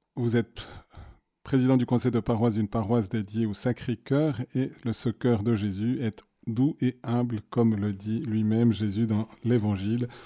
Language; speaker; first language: French; native; French